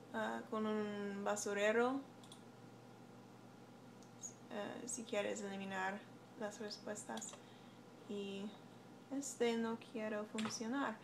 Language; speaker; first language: Spanish; non-native, learner; English